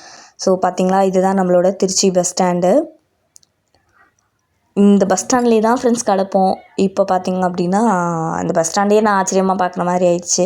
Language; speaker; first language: Tamil; native; Tamil